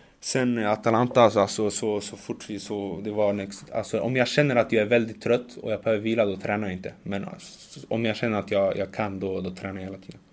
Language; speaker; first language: Swedish; early bilingual, other home language; Macedonian